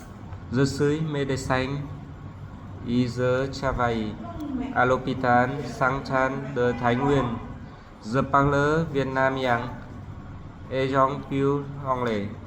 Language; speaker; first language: French; non-native, learner; Vietnamese